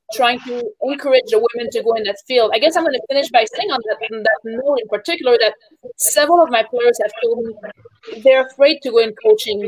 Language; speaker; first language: English; native; English